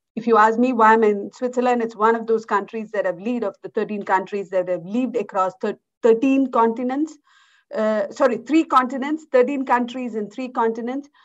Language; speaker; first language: English; non-native, local second language; Malayalam